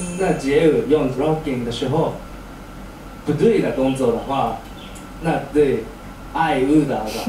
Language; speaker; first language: Chinese; non-native, learner; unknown